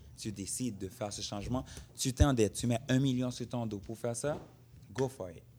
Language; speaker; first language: French; non-native, local second language; Haitian Creole